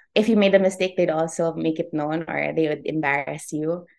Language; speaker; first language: English; non-native, local second language; Cebuano